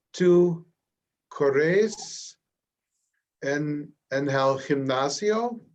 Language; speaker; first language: Spanish; non-native, learner; English